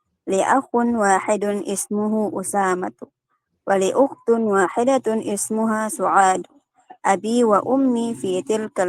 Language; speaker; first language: Arabic; non-native, learner; Filipino